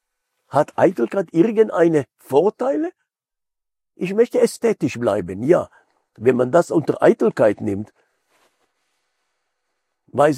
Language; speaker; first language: German; non-native, fluent; Hebrew